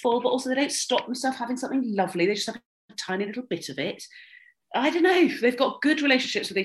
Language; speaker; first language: English; native; English